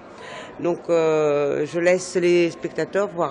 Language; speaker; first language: French; non-native, local second language; Arabic